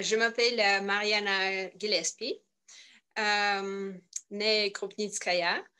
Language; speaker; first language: French; non-native, learner; Russian